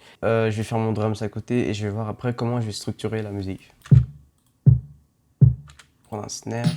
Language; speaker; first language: French; native; French